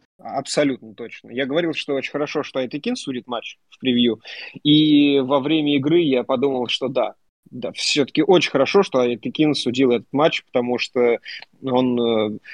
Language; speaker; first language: Russian; native; Russian